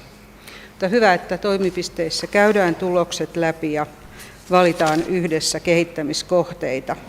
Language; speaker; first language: Finnish; native; Finnish